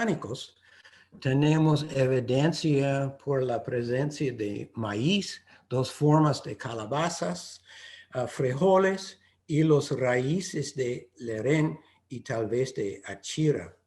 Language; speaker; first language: Spanish; non-native, fluent; English